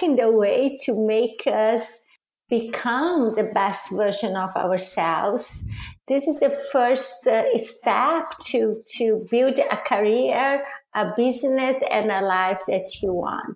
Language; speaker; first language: English; non-native, fluent; Portuguese